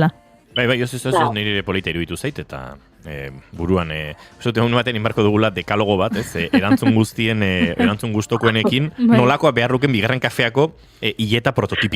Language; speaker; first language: Basque; native; Basque